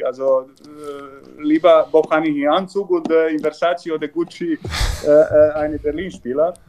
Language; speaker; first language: German; non-native, learner; Serbian